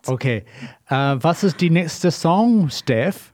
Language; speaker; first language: German; non-native, learner; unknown